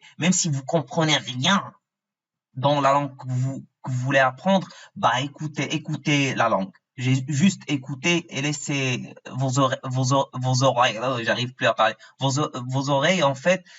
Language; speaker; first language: French; non-native, fluent; Arabic